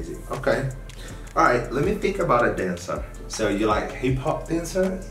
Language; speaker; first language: English; non-native, fluent; Portuguese